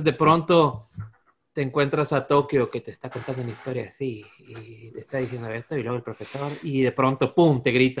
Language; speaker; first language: Spanish; native; Spanish